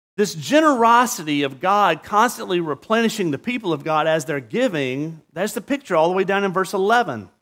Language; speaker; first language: English; native; English